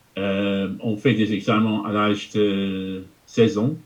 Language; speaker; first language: French; non-native, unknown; English